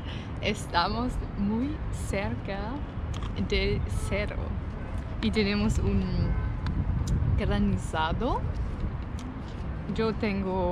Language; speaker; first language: Spanish; non-native, learner; German